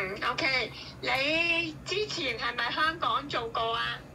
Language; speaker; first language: Cantonese; native; Cantonese